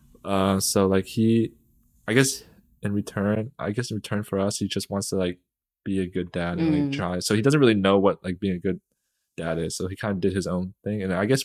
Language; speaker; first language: English; early bilingual, other home language; Vietnamese